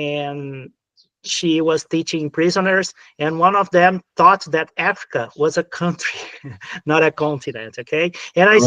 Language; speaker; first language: English; non-native, fluent; Portuguese